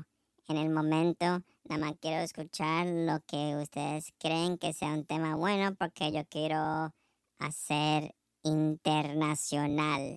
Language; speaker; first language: Spanish; non-native, learner; English